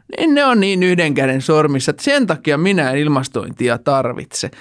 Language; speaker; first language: Finnish; native; Finnish